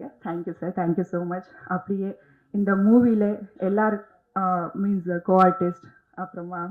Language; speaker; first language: Tamil; non-native, learner; Kannada